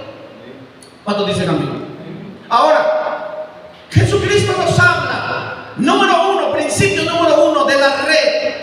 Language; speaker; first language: Spanish; native; Spanish